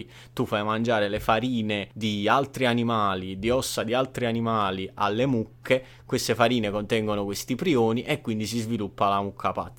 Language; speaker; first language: Italian; native; Italian